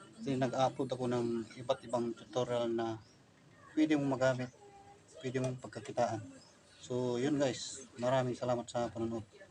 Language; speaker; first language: Filipino; native; Filipino